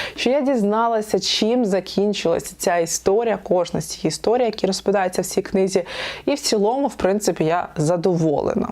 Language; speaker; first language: Ukrainian; native; Ukrainian